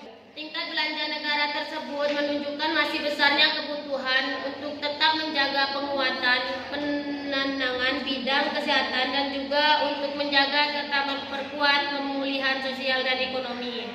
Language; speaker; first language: Indonesian; native; Indonesian